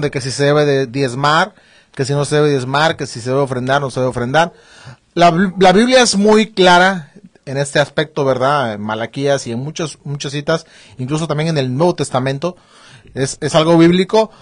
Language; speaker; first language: Spanish; native; Spanish